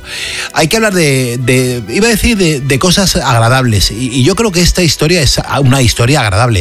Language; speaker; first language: Spanish; native; Spanish